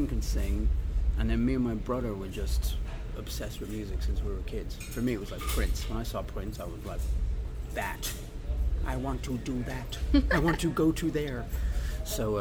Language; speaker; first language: English; native; English